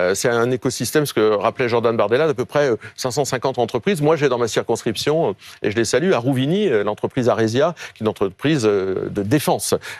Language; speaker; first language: French; native; French